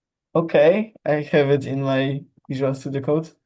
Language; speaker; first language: English; non-native, learner; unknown